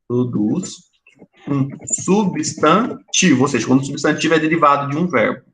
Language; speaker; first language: Portuguese; native; Portuguese